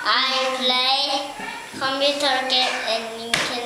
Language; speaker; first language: English; non-native, learner; Korean